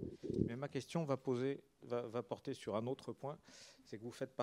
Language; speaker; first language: French; native; French